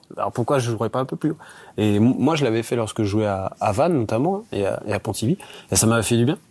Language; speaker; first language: French; native; French